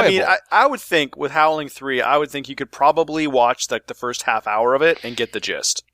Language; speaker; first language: English; native; English